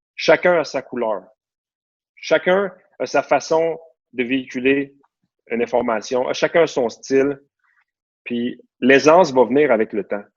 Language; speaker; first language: French; native; French